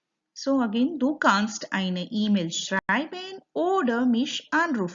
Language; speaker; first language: German; non-native, fluent; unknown